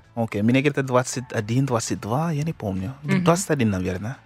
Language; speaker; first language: Russian; non-native, fluent; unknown